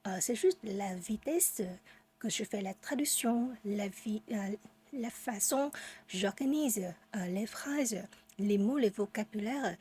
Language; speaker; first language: French; non-native, fluent; Vietnamese